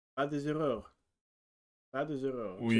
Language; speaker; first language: French; non-native, learner; Russian